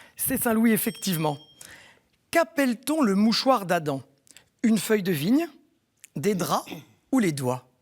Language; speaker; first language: French; native; French